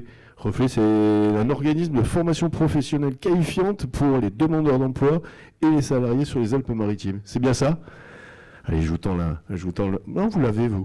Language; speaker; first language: French; native; French